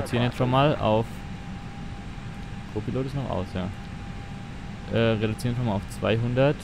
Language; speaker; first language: German; native; German